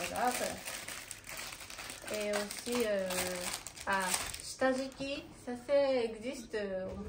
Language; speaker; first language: French; non-native, learner; Japanese